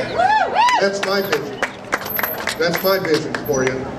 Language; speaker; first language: English; native; English